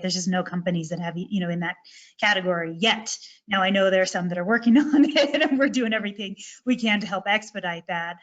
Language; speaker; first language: English; native; English